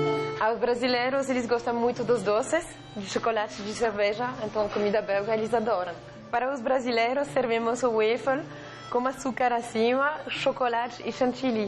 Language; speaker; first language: Portuguese; non-native, fluent; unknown